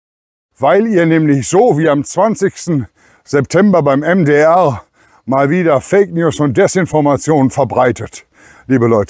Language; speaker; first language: German; native; German